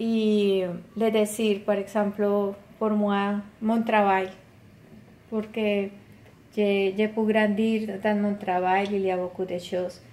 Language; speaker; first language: French; non-native, learner; Spanish